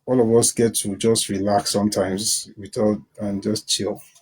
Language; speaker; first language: English; non-native, local second language; Yoruba